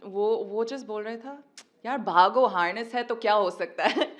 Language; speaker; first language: Hindi; non-native, learner; English